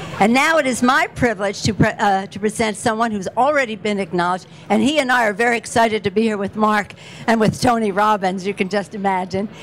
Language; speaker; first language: English; native; English